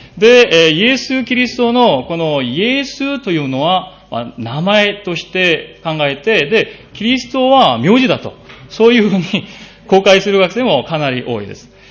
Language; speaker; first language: Japanese; non-native, fluent; Korean